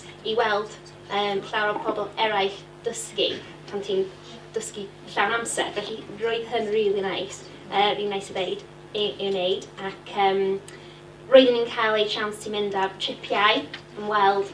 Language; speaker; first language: Welsh; non-native, learner; English